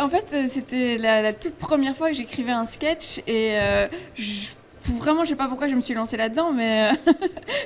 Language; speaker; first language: French; native; French